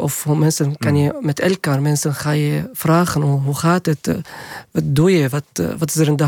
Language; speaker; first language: Dutch; non-native, learner; Arabic